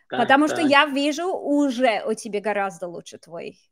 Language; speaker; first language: Russian; non-native, fluent; English